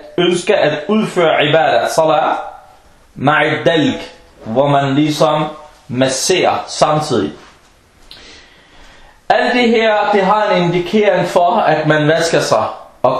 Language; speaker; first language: Danish; non-native, fluent; Arabic